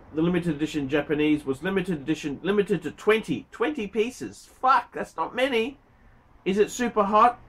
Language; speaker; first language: English; native; English